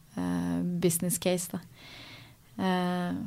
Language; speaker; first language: Norwegian; native; Norwegian